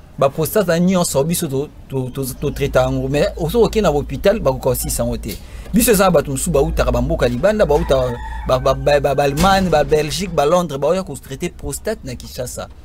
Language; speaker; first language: Lingala; native; Lingala